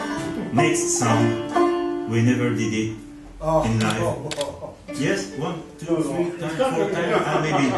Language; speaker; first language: English; non-native, learner; French